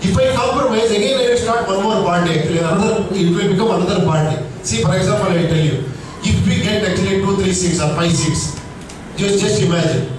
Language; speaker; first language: English; non-native, local second language; Kannada